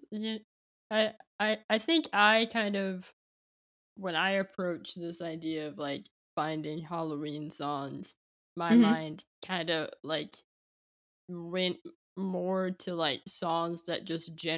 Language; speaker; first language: English; native; English